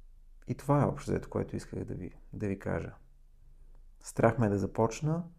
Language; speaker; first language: Bulgarian; native; Bulgarian